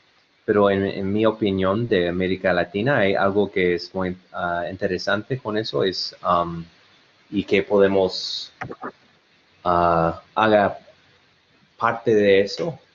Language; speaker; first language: Spanish; non-native, learner; English